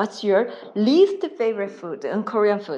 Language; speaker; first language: English; non-native, fluent; Korean